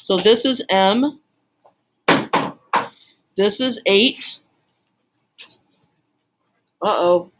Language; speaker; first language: English; native; English